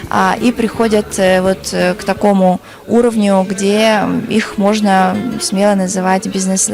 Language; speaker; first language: Russian; native; Russian